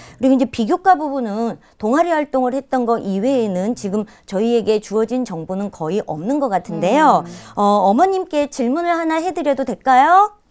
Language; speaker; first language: Korean; native; Korean